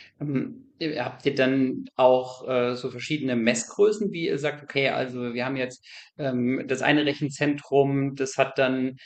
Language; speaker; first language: German; native; German